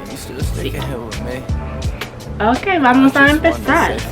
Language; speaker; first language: Spanish; non-native, learner; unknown